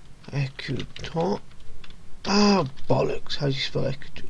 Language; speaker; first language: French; non-native, learner; English